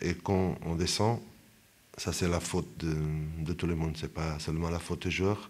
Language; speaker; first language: French; non-native, fluent; Portuguese